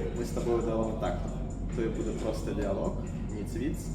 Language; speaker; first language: Slovak; non-native, learner; Russian